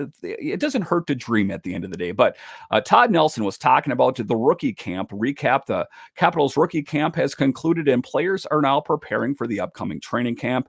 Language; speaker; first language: English; native; English